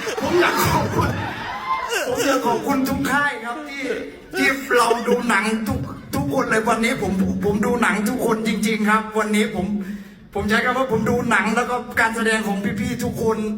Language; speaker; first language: Thai; native; Thai